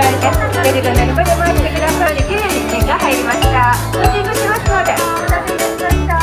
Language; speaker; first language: Japanese; native; Japanese